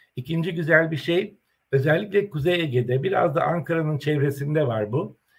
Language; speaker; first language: Turkish; native; Turkish